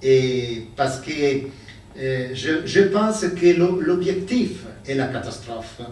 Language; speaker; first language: French; non-native, learner; Italian